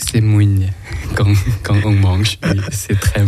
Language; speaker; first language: French; non-native, learner; Thai